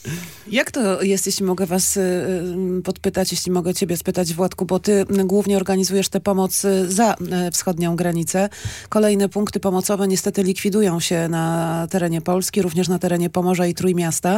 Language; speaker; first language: Polish; native; Polish